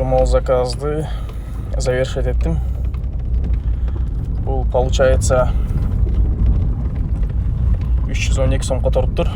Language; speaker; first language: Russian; non-native, local second language; Kyrgyz